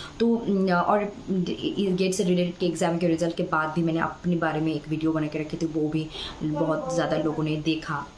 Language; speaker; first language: Hindi; non-native, local second language; Bangla